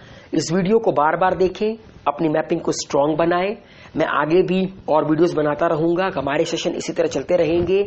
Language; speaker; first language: Hindi; native; Hindi